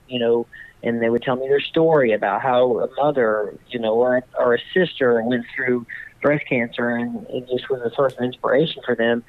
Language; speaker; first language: English; native; English